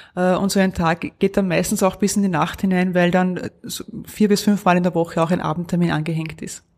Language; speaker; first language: German; native; German